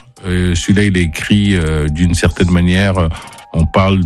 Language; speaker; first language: French; native; French